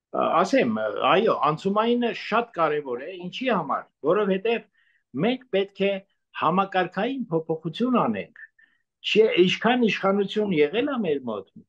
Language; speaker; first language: Armenian; native; Armenian